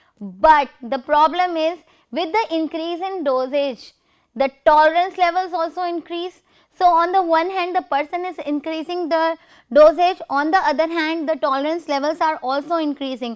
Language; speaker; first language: English; non-native, local second language; Hindi